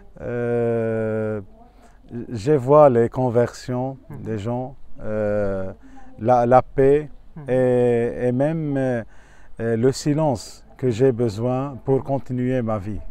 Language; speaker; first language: French; non-native, local second language; Arabic